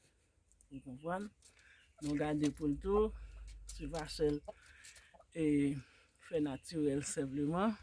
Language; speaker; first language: French; non-native, learner; Haitian Creole